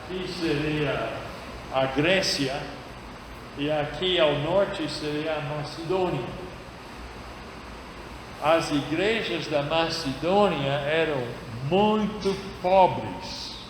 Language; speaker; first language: Portuguese; non-native, fluent; English